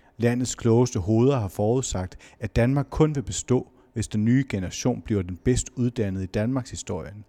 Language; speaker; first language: Danish; native; Danish